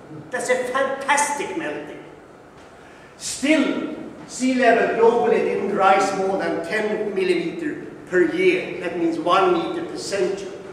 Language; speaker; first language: English; non-native, fluent; Swedish